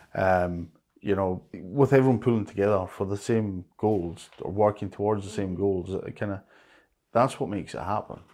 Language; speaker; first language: English; native; English